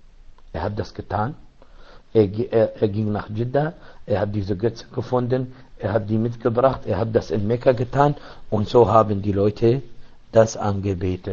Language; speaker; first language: German; non-native, fluent; Arabic